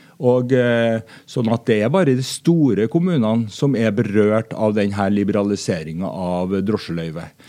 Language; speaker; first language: Norwegian; native; Norwegian